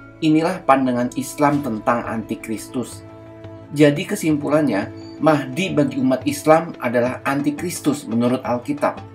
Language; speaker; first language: Indonesian; native; Indonesian